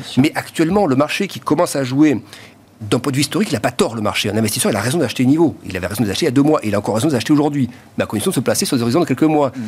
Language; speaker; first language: French; native; French